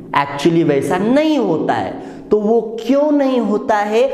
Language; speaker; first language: Hindi; non-native, local second language; Marathi